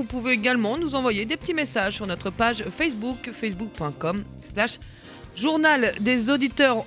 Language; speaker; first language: French; native; French